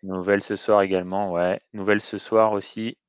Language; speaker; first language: French; native; French